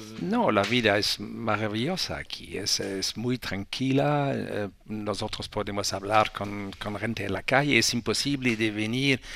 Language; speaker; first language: Spanish; non-native, learner; French